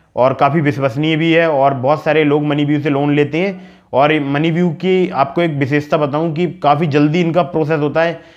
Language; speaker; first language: Hindi; native; Hindi